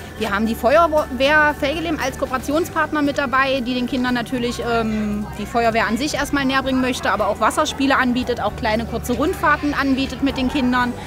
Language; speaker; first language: German; native; German